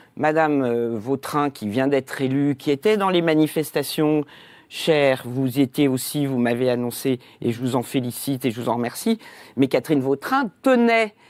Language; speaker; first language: French; native; French